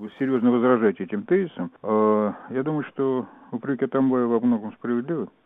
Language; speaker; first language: Russian; native; Russian